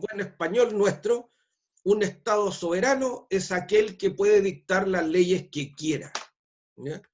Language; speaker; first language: Spanish; native; Spanish